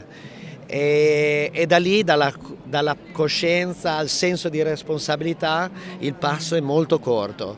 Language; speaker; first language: Italian; native; Italian